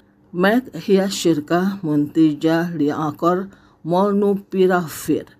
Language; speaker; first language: Arabic; non-native, fluent; Indonesian